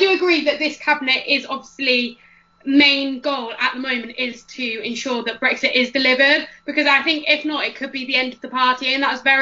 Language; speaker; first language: English; native; English